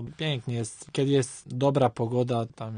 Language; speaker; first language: Polish; non-native, learner; Croatian